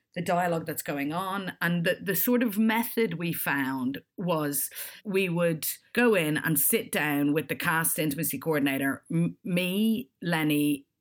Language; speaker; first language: English; native; English